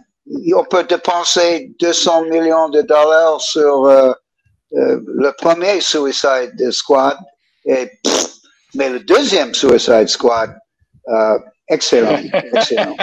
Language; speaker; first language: French; non-native, learner; English